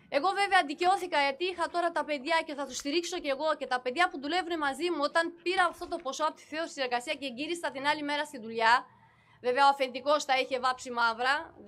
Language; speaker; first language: Greek; non-native, fluent; Romanian